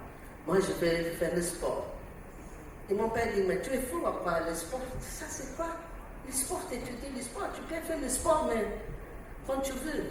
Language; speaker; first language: French; non-native, learner; Portuguese